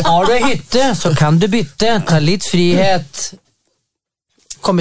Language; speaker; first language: Norwegian; native; Norwegian